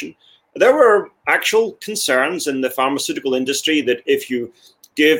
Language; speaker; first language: English; native; English